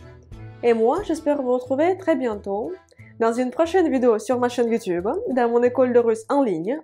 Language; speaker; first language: French; non-native, fluent; Russian